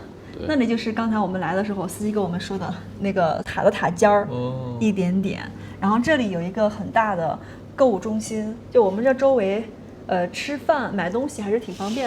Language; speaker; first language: Chinese; native; Chinese